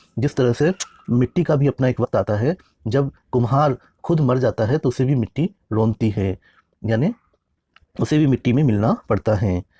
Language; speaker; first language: Hindi; native; Hindi